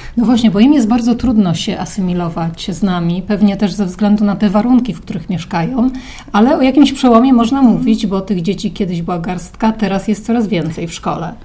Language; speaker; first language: Polish; native; Polish